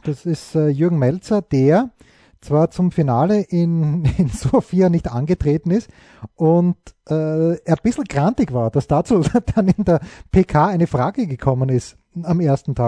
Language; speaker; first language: German; native; German